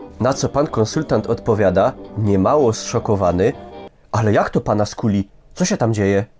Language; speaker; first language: Polish; native; Polish